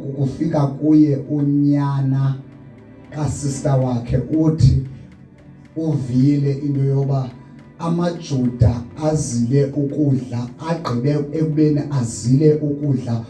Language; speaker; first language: Zulu; non-native, local second language; Xhosa